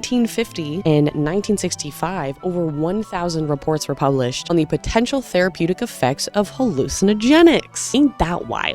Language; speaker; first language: English; native; English